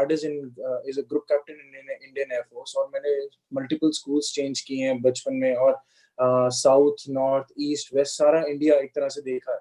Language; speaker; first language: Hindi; native; Hindi